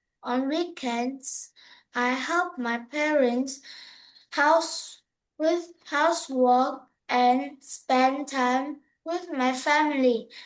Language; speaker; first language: English; non-native, learner; Vietnamese